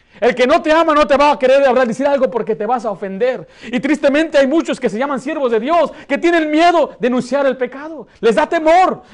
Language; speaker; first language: Spanish; early bilingual, heritage; Spanish